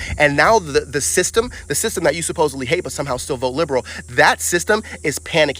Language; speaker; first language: English; native; English